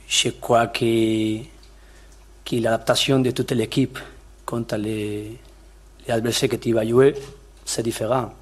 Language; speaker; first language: French; non-native, learner; Spanish